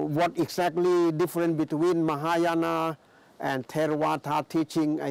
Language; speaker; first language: English; non-native, fluent; Thai